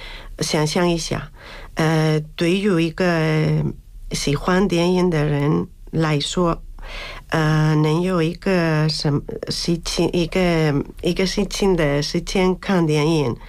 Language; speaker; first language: Chinese; non-native, learner; Spanish